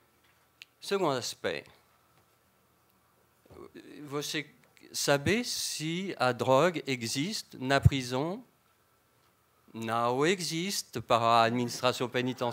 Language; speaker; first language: Portuguese; non-native, fluent; French